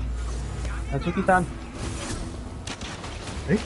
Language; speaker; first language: Japanese; non-native, learner; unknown